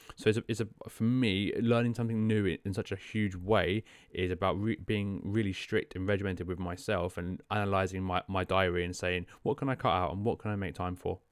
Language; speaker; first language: English; native; English